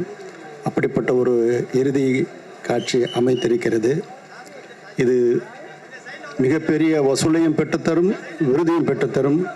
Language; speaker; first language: Tamil; native; Tamil